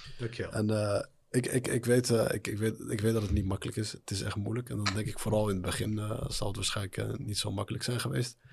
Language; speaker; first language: Dutch; early bilingual, other home language; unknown